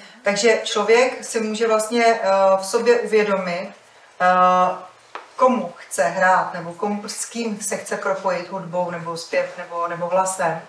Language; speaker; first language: Czech; native; Czech